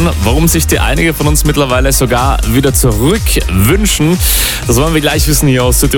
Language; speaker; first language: German; native; German